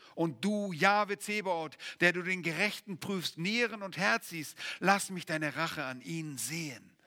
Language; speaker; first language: German; native; German